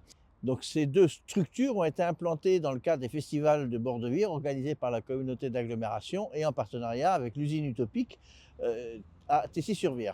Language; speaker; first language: French; native; French